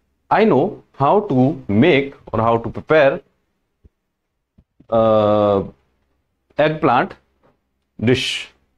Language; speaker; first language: English; non-native, local second language; Hindi